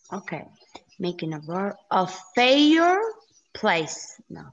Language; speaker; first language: English; non-native, learner; Italian